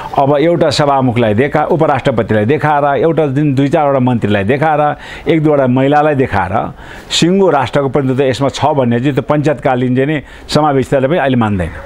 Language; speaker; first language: Nepali; non-native, local second language; Sherpa